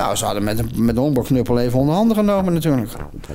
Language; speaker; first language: Dutch; native; Dutch